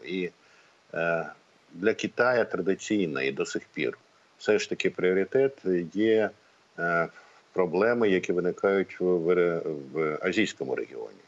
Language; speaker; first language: Ukrainian; native; Ukrainian